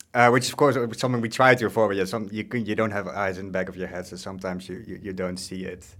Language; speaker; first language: English; non-native, fluent; Dutch